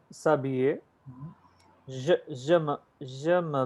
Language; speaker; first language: French; non-native, learner; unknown